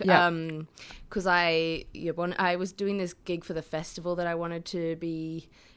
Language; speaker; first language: English; native; English